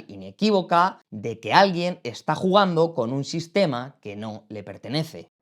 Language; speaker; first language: Spanish; native; Spanish